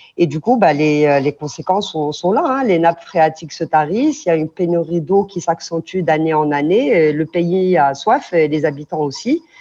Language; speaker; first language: French; non-native, local second language; Arabic